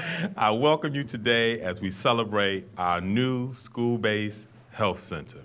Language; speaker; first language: English; native; English